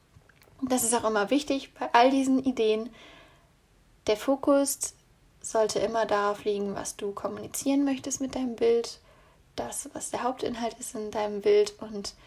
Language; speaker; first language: German; native; German